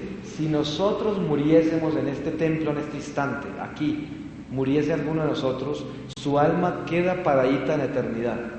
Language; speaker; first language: Spanish; native; Spanish